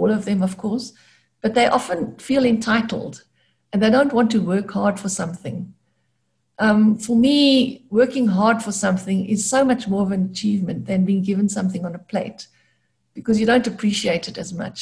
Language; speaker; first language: English; native; English